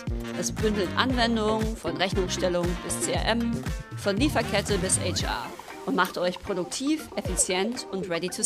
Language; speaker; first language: German; native; German